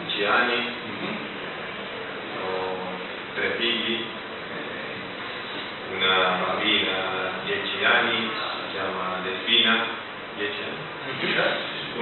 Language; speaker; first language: Italian; non-native, learner; Spanish